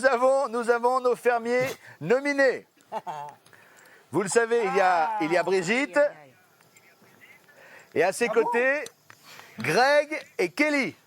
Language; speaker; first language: French; native; French